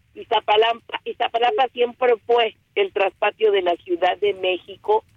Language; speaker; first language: Spanish; native; Spanish